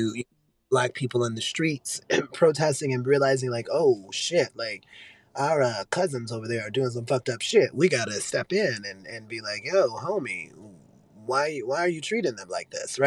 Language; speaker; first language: English; native; English